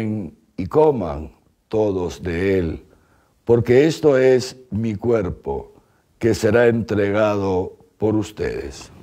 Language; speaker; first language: Spanish; native; Spanish